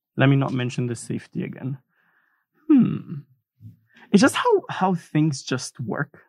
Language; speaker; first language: English; non-native, fluent; Arabic